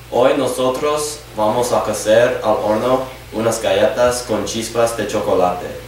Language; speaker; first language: Spanish; non-native, learner; English